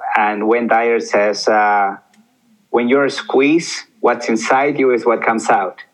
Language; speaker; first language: English; early bilingual, other home language; Spanish